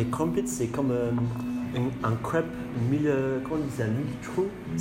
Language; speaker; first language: French; non-native, learner; English